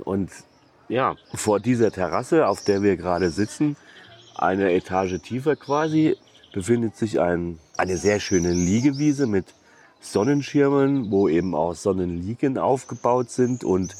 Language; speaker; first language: German; native; German